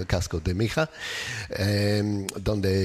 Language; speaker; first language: Spanish; non-native, learner; English